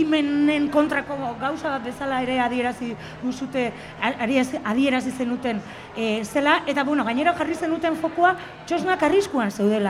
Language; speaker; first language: Basque; native; Basque